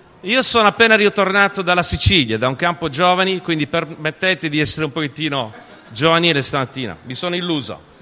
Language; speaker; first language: Italian; early bilingual, other home language; English